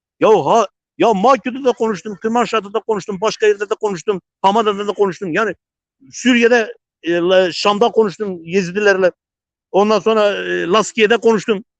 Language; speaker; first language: Turkish; non-native, local second language; Zaza